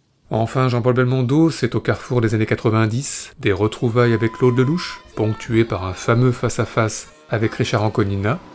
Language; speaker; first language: French; native; French